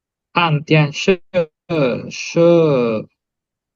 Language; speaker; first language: Chinese; non-native, learner; Indonesian